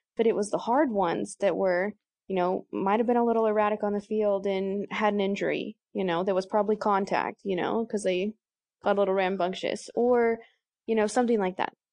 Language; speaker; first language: English; native; English